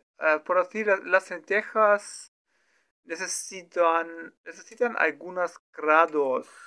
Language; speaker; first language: Spanish; non-native, learner; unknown